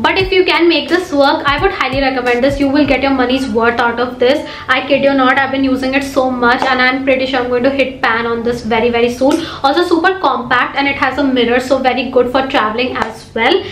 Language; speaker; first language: English; non-native, local second language; Hindi